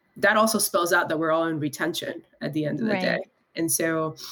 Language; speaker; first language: English; early bilingual, other home language; Spanish